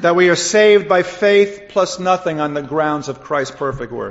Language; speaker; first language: English; native; English